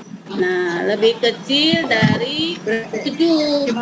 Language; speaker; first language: Indonesian; native; Indonesian